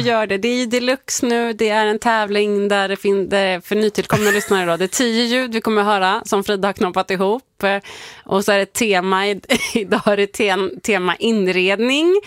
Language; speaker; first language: Swedish; native; Swedish